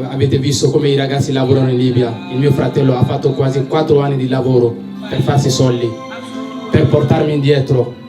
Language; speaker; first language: Italian; non-native, fluent; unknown